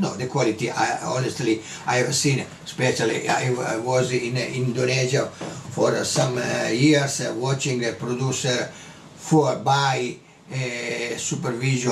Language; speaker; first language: English; non-native, learner; Italian